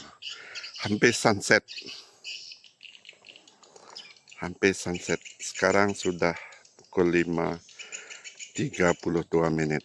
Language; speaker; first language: Malay; native; Malay